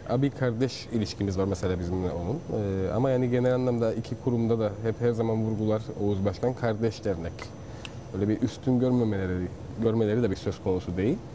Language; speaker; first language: Turkish; native; Turkish